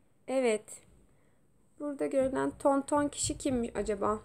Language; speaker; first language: Turkish; native; Turkish